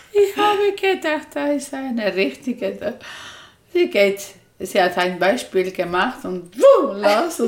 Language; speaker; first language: German; non-native, learner; Spanish